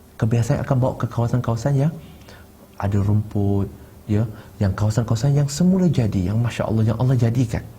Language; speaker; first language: Malay; non-native, local second language; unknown